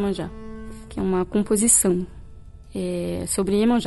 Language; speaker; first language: Portuguese; early bilingual, heritage; Portuguese